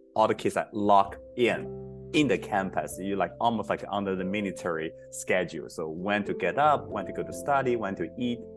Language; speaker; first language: English; non-native, fluent; Chinese